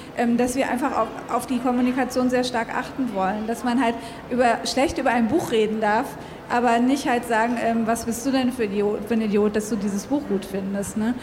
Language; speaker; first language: German; native; German